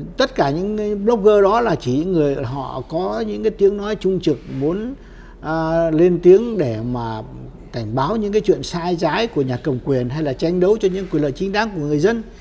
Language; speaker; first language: Vietnamese; native; Vietnamese